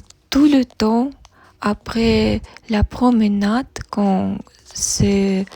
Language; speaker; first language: French; non-native, learner; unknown